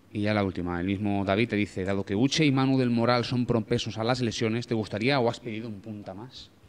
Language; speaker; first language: Spanish; non-native, local second language; Catalan